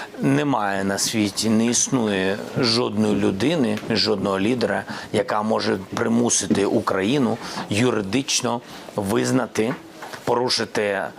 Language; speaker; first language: Ukrainian; non-native, local second language; Russian